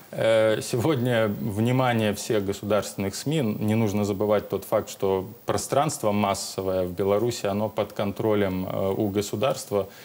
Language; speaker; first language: Russian; native; Russian